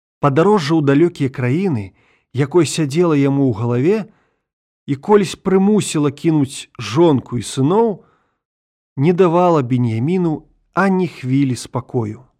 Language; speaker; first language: Belarusian; native; Belarusian